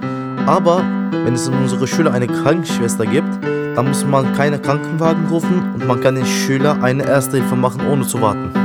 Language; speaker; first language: German; non-native, local second language; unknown